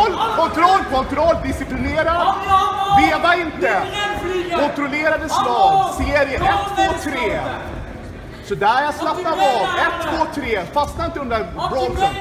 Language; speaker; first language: Swedish; native; Swedish